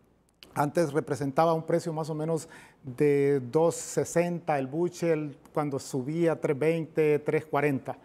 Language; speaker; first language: Spanish; native; Spanish